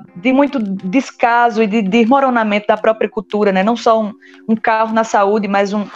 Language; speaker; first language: Portuguese; native; Portuguese